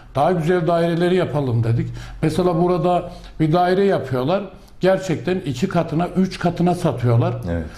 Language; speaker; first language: Turkish; native; Turkish